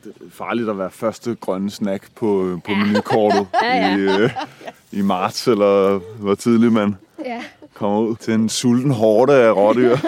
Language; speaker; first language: Danish; native; Danish